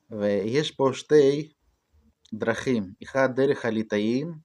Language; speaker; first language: Hebrew; non-native, fluent; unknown